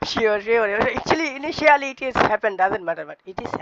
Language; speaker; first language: English; non-native, learner; Bangla